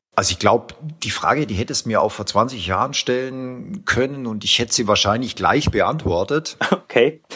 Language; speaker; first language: German; native; German